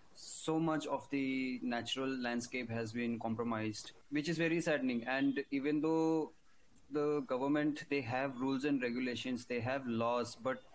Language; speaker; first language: English; non-native, local second language; Hindi